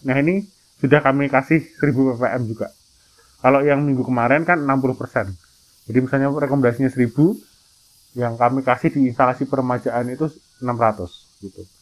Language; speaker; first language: Indonesian; native; Indonesian